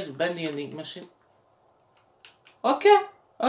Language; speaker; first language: Polish; native; Polish